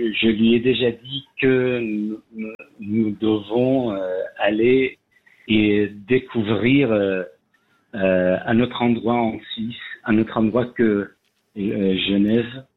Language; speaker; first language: French; non-native, learner; Persian